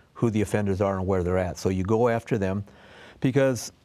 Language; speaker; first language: English; native; English